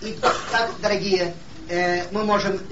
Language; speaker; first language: Polish; non-native, learner; Russian